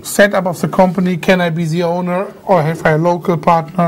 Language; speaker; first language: English; non-native, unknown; German